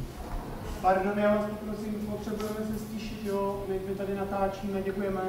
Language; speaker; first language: Czech; native; Czech